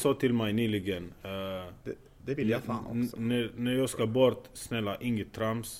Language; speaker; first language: Swedish; non-native, fluent; Romanian